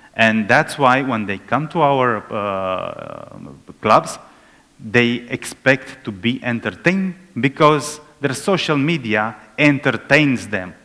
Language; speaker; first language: English; non-native, fluent; Romanian